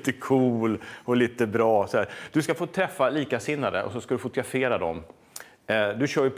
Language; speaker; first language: Swedish; native; Swedish